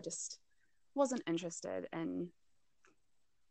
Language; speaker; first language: English; native; English